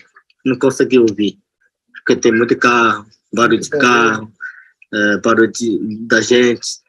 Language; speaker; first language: Portuguese; non-native, local second language; Yanomámi